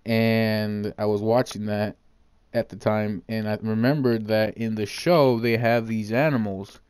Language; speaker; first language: English; native; English